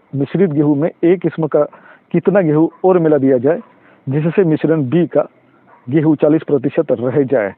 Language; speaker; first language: Hindi; non-native, local second language; Marathi